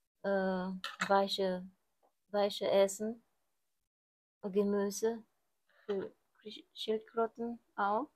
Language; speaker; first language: German; non-native, learner; Filipino